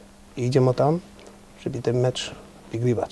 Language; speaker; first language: Polish; non-native, fluent; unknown